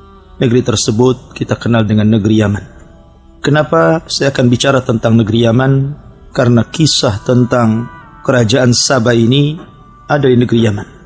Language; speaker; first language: Indonesian; native; Indonesian